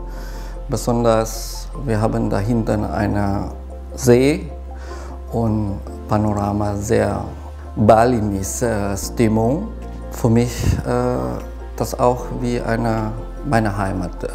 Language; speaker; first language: German; non-native, learner; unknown